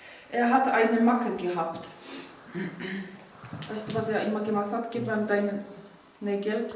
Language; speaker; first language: German; non-native, fluent; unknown